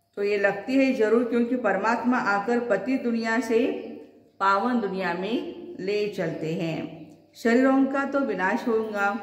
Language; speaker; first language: Hindi; non-native, local second language; Marathi